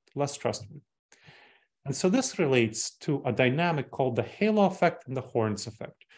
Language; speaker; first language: English; early bilingual, other home language; Russian